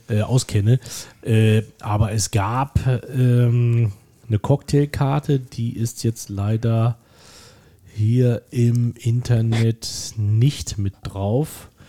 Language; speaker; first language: German; native; German